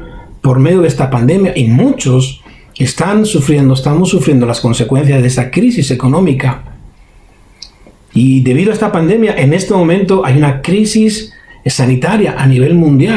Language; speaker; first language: Spanish; native; Spanish